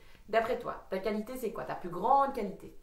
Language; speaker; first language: French; native; French